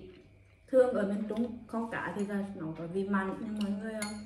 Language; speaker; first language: Vietnamese; native; Vietnamese